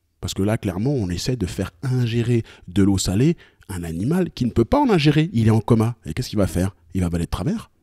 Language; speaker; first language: French; native; French